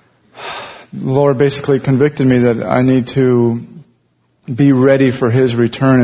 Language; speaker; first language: English; native; English